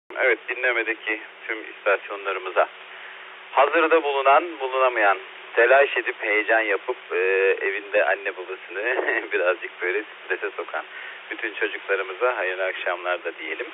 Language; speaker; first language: Turkish; native; Turkish